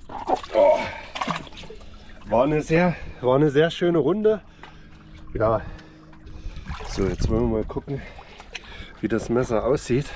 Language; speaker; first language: German; native; German